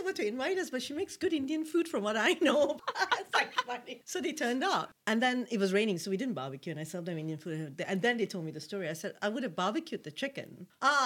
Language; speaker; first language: English; non-native, local second language; Tamil